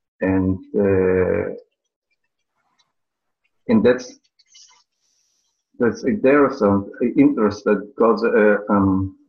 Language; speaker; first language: English; non-native, learner; Portuguese